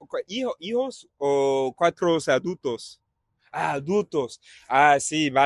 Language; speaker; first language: Spanish; non-native, learner; English